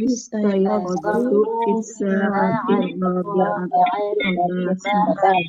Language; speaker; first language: Arabic; non-native, learner; Indonesian